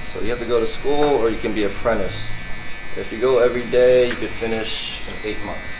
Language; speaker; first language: English; early bilingual, other home language; Thai